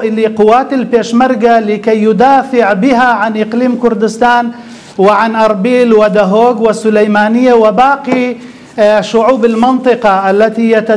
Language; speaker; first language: Arabic; non-native, local second language; Kurdish